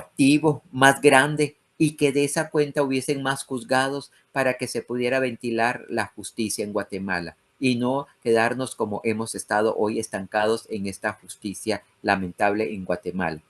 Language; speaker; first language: Spanish; native; Spanish